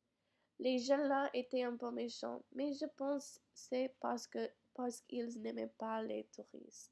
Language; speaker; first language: French; non-native, learner; English